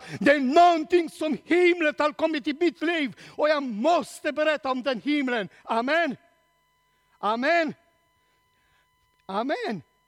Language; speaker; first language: Swedish; non-native, learner; Romanian